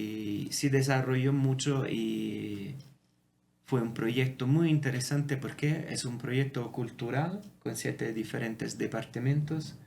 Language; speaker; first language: Spanish; non-native, fluent; Italian